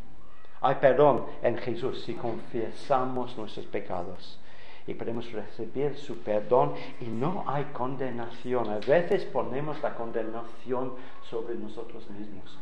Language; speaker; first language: Spanish; non-native, fluent; English